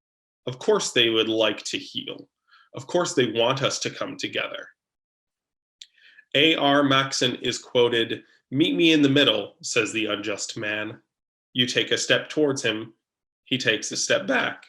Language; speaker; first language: English; native; English